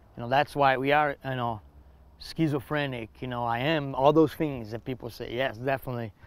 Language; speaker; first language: English; non-native, fluent; Portuguese